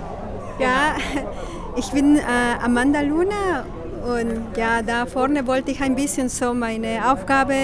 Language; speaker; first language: German; non-native, fluent; Spanish